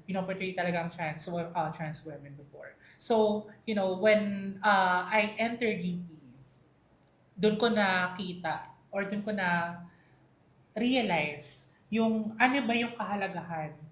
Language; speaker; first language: Filipino; native; Filipino